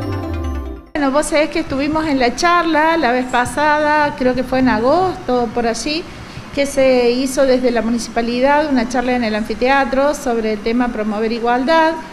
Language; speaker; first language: Spanish; native; Spanish